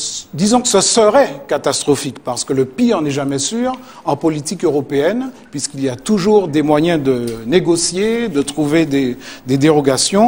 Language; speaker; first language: French; native; French